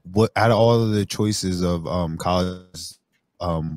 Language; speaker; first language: English; native; English